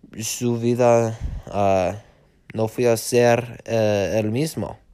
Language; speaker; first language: Spanish; non-native, learner; English